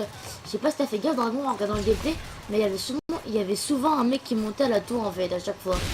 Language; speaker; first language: French; native; French